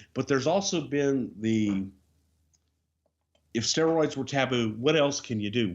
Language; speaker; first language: English; native; English